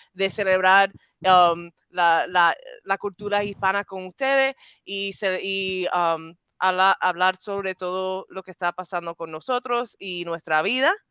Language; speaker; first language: Spanish; early bilingual, heritage; Spanish